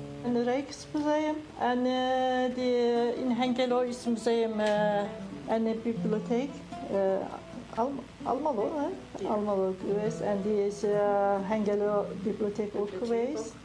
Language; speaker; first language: Dutch; non-native, learner; Turkish